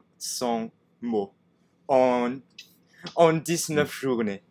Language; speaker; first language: French; non-native, learner; Cantonese